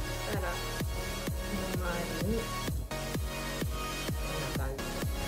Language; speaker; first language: Japanese; native; Japanese